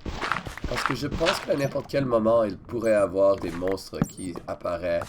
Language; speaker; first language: French; non-native, learner; English